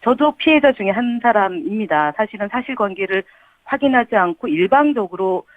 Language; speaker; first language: Korean; native; Korean